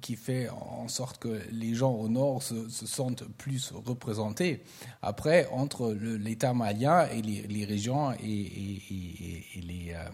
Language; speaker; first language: French; non-native, fluent; German